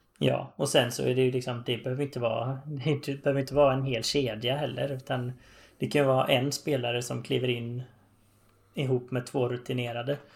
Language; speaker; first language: Swedish; native; Swedish